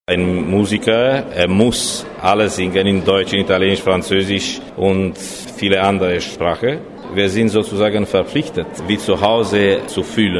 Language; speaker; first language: German; non-native, fluent; Romanian